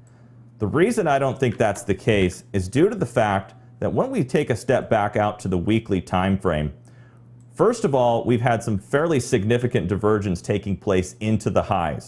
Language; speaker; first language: English; native; English